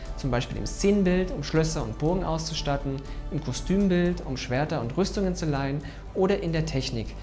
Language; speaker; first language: German; native; German